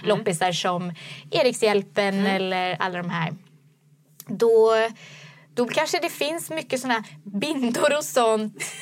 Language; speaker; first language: Swedish; native; Swedish